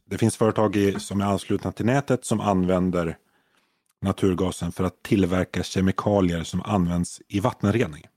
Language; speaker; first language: Swedish; native; Swedish